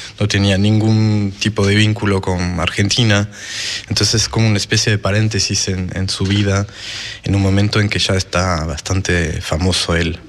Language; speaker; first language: Spanish; non-native, fluent; French